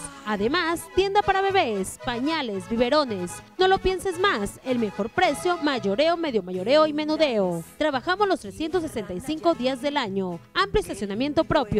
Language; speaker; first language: Spanish; native; Spanish